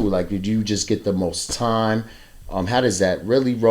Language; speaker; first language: English; native; English